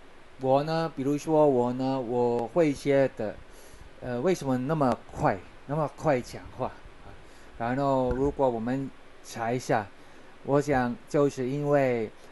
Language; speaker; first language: Chinese; non-native, learner; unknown